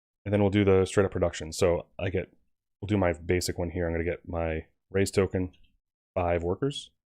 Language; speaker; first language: English; native; English